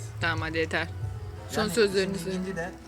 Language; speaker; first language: Turkish; native; Turkish